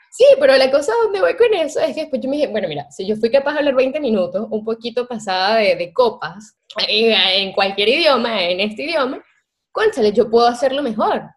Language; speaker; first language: Spanish; native; Spanish